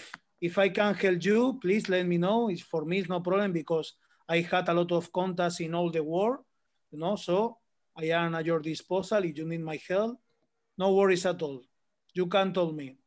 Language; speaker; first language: English; non-native, learner; Spanish